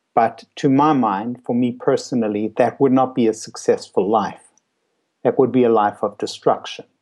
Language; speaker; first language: English; native; English